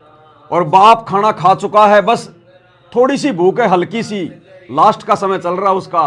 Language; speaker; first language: Hindi; native; Hindi